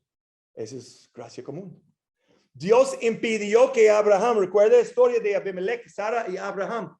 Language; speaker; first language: Spanish; non-native, fluent; English